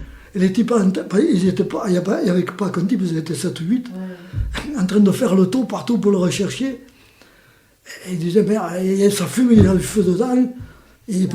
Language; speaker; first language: French; native; French